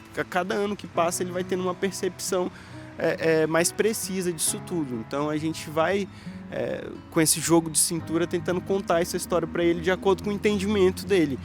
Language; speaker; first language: Portuguese; native; Portuguese